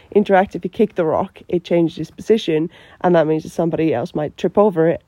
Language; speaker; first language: English; non-native, fluent; Finnish